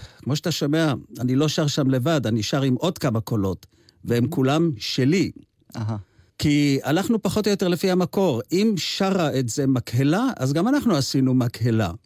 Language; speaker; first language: Hebrew; native; Hebrew